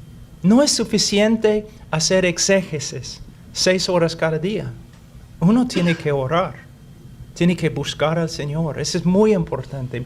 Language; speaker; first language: Spanish; non-native, fluent; English